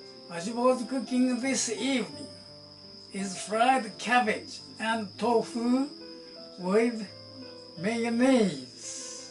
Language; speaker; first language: English; non-native, learner; Japanese